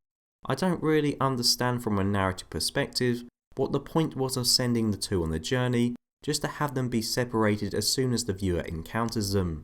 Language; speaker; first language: English; native; English